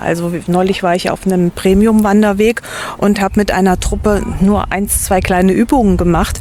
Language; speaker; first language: German; native; German